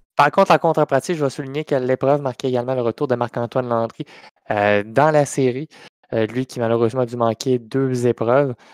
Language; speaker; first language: French; native; French